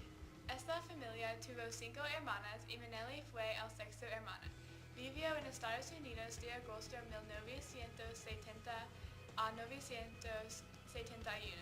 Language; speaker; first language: Spanish; non-native, learner; English